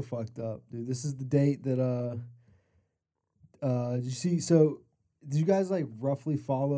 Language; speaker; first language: English; native; English